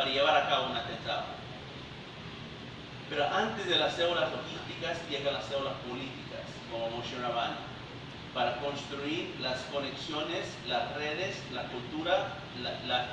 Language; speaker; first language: Spanish; early bilingual, heritage; Spanish